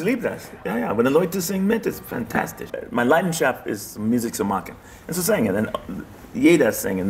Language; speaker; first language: German; non-native, learner; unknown